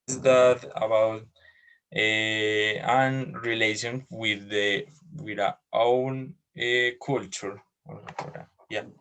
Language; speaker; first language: English; non-native, learner; Spanish